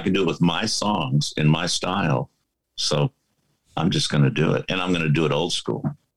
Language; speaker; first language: English; native; English